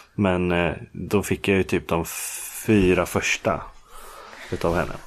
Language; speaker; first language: Swedish; native; Swedish